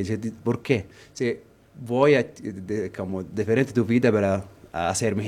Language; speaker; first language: Spanish; non-native, learner; Arabic